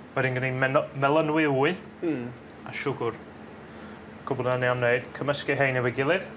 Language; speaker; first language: Welsh; native; Welsh